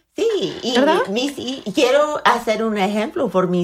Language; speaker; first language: Spanish; early bilingual, heritage; Spanish